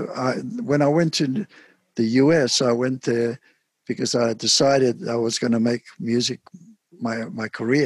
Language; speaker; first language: English; native; English